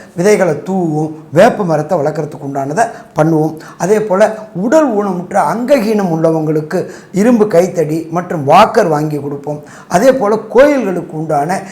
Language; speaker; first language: Tamil; native; Tamil